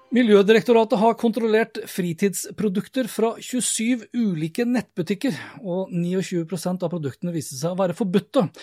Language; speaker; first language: Norwegian; native; Norwegian